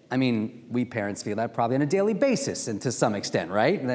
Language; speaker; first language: English; native; English